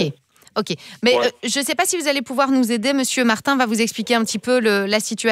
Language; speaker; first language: French; native; French